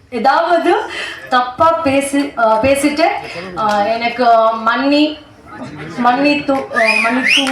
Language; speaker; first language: Tamil; non-native, learner; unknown